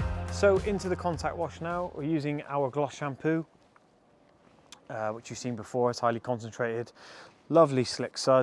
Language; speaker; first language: English; native; English